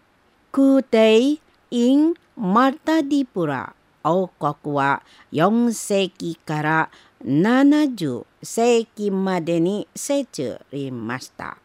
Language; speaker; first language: Japanese; non-native, learner; Indonesian